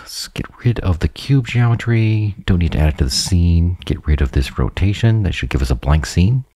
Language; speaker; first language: English; native; English